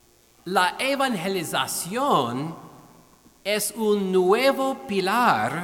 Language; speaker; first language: Spanish; non-native, fluent; English